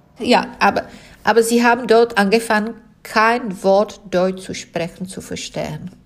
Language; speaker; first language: German; non-native, fluent; Czech